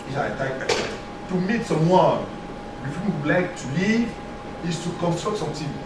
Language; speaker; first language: English; non-native, learner; French